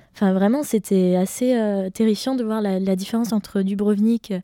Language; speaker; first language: French; native; French